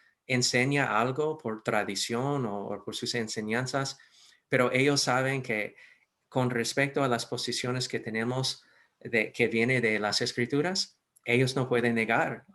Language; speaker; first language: Spanish; non-native, fluent; English